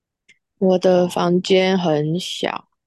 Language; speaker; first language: Chinese; non-native, learner; Japanese